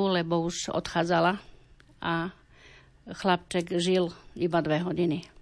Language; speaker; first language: Slovak; native; Slovak